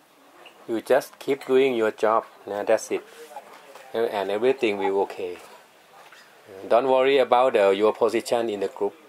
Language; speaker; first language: English; non-native, learner; Thai